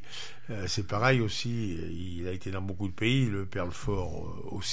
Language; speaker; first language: French; native; French